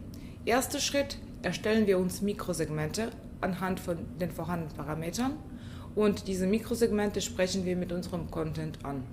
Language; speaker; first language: German; non-native, fluent; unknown